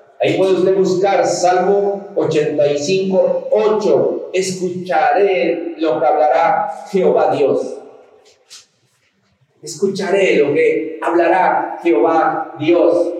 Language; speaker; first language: Spanish; native; Spanish